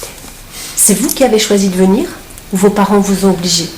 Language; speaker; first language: French; native; French